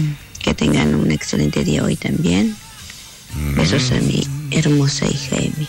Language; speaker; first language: Spanish; native; Spanish